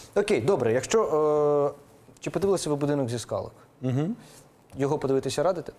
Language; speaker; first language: Ukrainian; native; Ukrainian